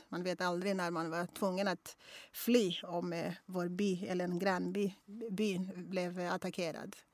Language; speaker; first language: Swedish; non-native, fluent; Kongo